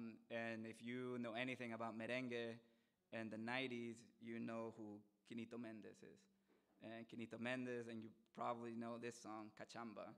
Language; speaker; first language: English; early bilingual, other home language; Spanish